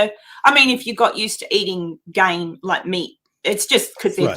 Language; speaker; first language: English; native; English